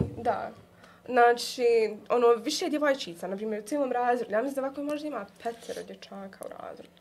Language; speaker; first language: Bosnian; native; Bosnian